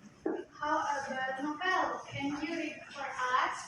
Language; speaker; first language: English; non-native, learner; Indonesian